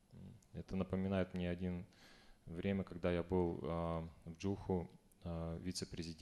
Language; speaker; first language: Russian; native; Russian